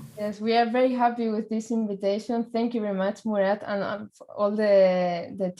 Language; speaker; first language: English; non-native, learner; Spanish